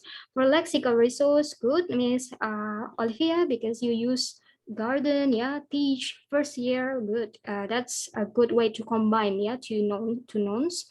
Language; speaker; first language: English; non-native, fluent; Indonesian